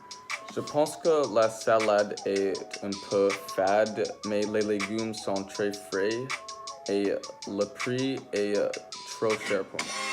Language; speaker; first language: French; non-native, learner; English